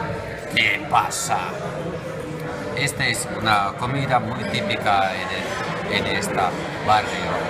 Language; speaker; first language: Spanish; non-native, learner; Finnish